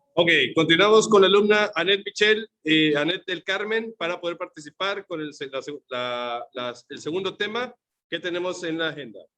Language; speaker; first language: Spanish; native; Spanish